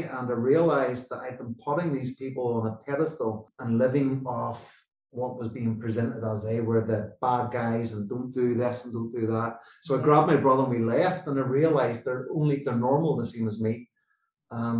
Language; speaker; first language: English; native; English